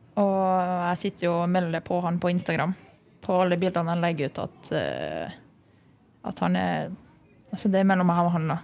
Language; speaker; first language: Norwegian; early bilingual, other home language; Lithuanian